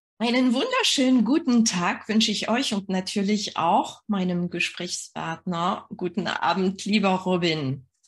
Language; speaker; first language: German; non-native, fluent; French